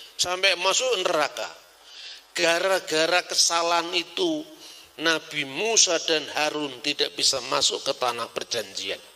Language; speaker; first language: Indonesian; non-native, local second language; Javanese